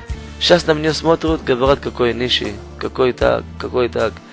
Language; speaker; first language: Russian; non-native, learner; Hebrew